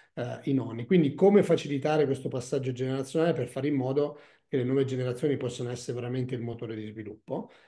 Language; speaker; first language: Italian; native; Italian